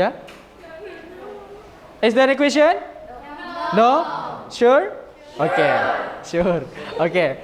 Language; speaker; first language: English; non-native, learner; Indonesian